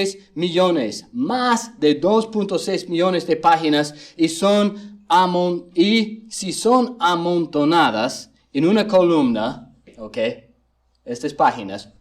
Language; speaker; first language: Spanish; non-native, fluent; English